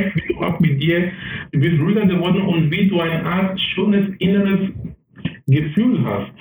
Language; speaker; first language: German; non-native, fluent; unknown